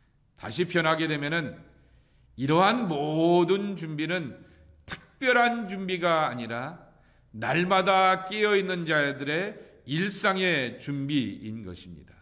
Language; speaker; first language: Korean; native; Korean